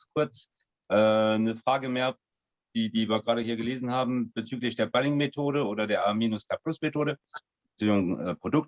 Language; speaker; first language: German; non-native, fluent; French